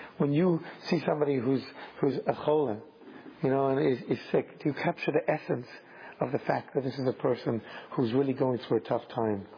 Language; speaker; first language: English; native; English